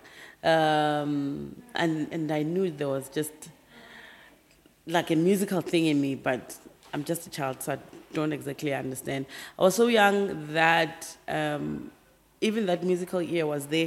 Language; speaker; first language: English; non-native, local second language; Tsonga